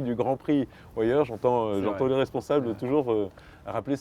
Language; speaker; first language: French; native; French